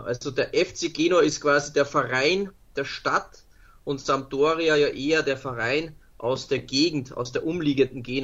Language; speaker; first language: German; native; German